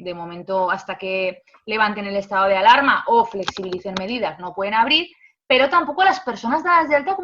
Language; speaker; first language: Spanish; native; Spanish